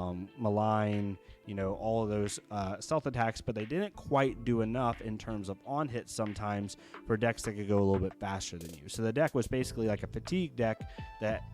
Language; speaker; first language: English; native; English